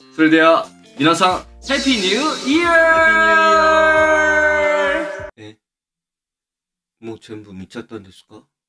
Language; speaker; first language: Japanese; non-native, fluent; Korean